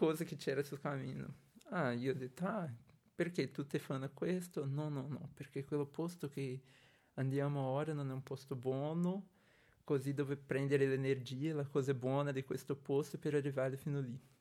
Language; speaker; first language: Italian; non-native, learner; Portuguese